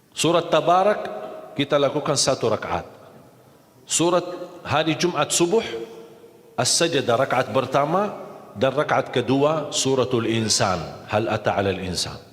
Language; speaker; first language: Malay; non-native, fluent; Arabic